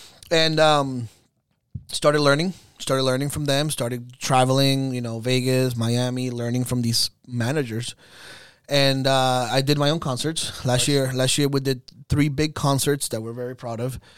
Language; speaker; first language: English; early bilingual, other home language; Spanish